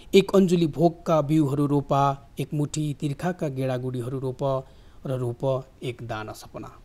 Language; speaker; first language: Nepali; native; Nepali